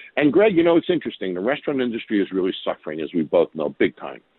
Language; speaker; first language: English; native; English